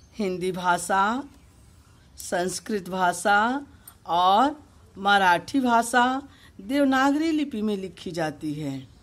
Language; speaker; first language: Hindi; native; Hindi